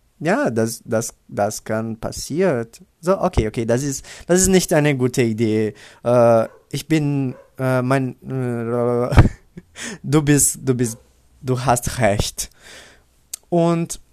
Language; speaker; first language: German; non-native, learner; Portuguese